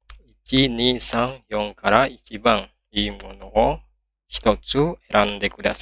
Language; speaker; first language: Japanese; non-native, fluent; Indonesian